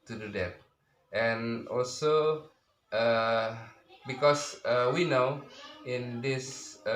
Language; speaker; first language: English; non-native, learner; Indonesian